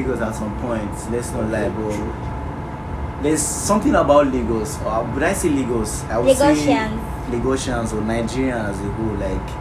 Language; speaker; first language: English; non-native, local second language; Yoruba